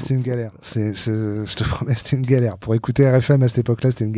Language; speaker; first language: French; native; French